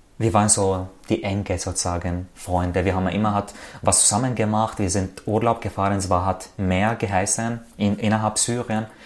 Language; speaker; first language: German; non-native, fluent; Arabic